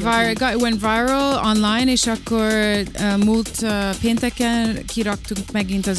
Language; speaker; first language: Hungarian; early bilingual, heritage; Hungarian